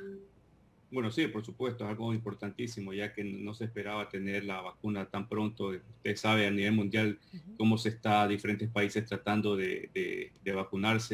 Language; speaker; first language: Spanish; native; Spanish